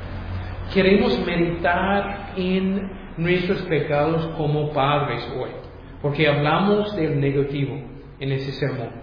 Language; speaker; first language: Spanish; non-native, fluent; English